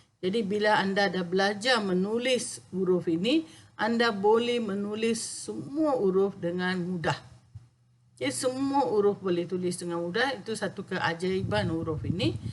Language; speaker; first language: Malay; non-native, local second language; Tamil